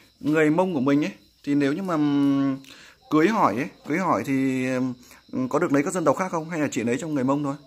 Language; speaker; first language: Vietnamese; native; Vietnamese